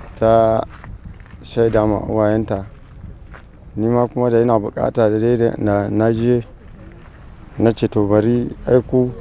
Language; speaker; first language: Hausa; non-native, local second language; Fula